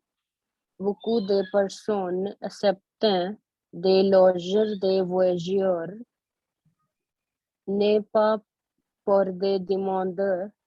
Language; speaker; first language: French; non-native, learner; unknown